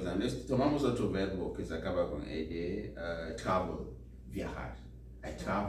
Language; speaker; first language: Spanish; non-native, fluent; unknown